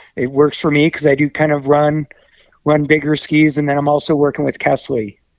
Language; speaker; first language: English; native; English